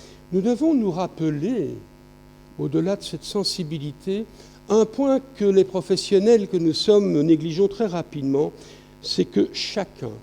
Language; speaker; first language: French; native; French